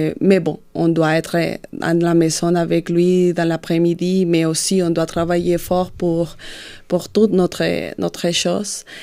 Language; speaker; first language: French; non-native, fluent; Spanish